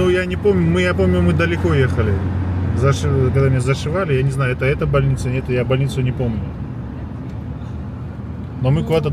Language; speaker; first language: Russian; native; Russian